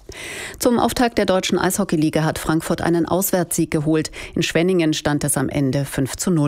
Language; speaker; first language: German; native; German